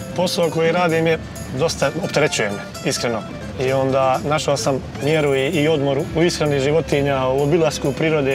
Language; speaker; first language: Croatian; native; Croatian